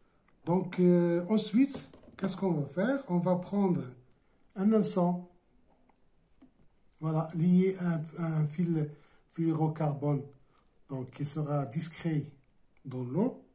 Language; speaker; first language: French; non-native, local second language; Arabic